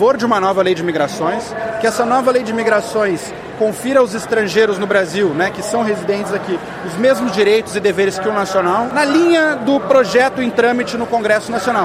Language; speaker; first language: Portuguese; native; Portuguese